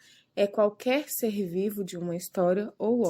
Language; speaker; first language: Portuguese; native; Portuguese